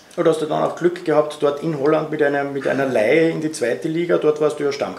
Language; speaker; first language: German; native; German